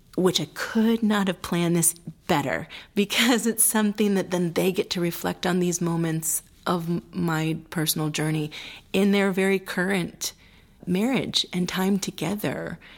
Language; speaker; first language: English; early bilingual, other home language; Spanish